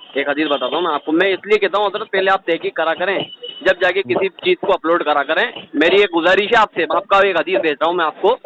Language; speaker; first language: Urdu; native; Urdu